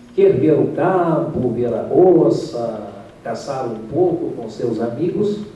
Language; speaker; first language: Portuguese; non-native, fluent; Russian